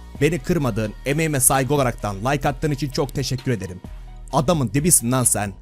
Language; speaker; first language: Turkish; native; Turkish